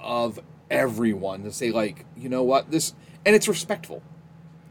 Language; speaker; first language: English; native; English